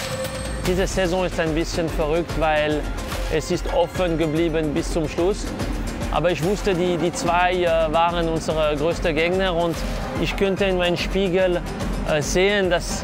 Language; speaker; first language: German; non-native, local second language; French